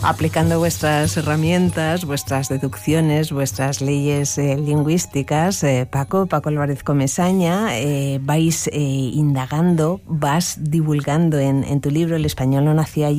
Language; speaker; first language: Spanish; native; Spanish